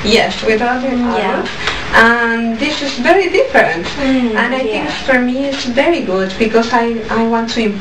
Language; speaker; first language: English; non-native, learner; Spanish